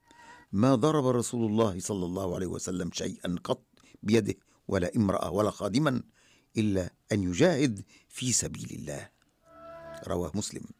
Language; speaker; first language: Arabic; native; Arabic